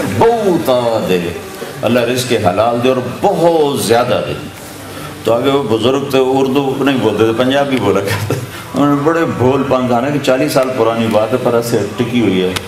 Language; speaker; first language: Urdu; non-native, local second language; Punjabi